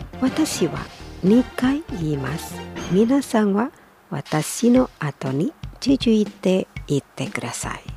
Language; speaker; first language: Japanese; non-native, fluent; Indonesian